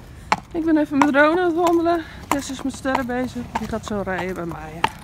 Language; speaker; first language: Dutch; native; Dutch